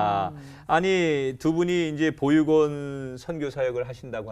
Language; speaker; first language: Korean; native; Korean